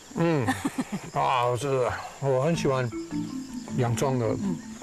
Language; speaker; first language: Chinese; non-native, learner; English